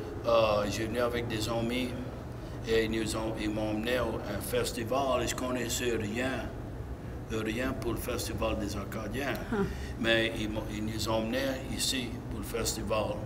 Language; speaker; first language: French; non-native, local second language; English